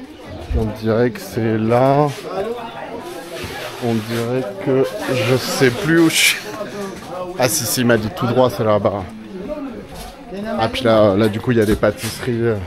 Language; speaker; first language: French; native; French